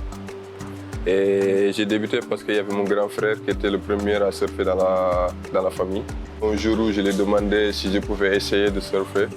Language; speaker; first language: French; non-native, local second language; Wolof